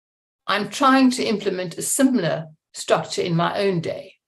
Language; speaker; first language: English; native; English